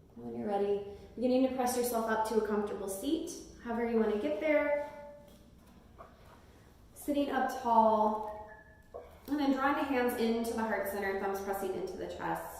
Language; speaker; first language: English; native; English